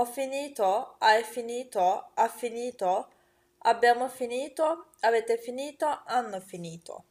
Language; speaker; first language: Italian; non-native, fluent; Turkish